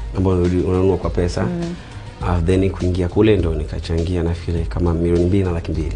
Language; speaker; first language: Swahili; native; Swahili